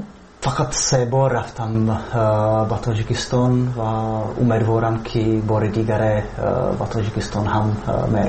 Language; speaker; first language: Persian; non-native, fluent; Czech